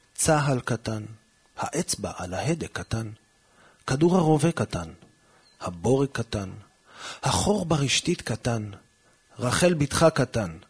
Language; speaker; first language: Hebrew; early bilingual, heritage; Hebrew